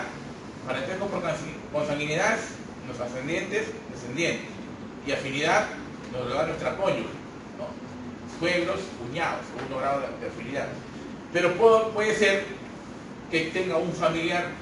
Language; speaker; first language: Spanish; native; Spanish